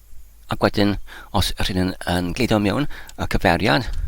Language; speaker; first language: Welsh; non-native, learner; English